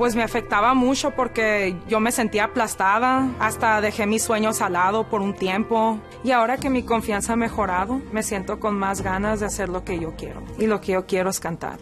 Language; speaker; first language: Spanish; early bilingual, heritage; Spanish